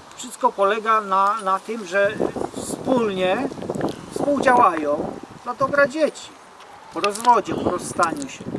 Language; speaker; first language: Polish; native; Polish